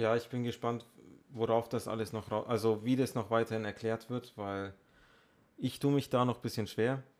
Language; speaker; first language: German; native; German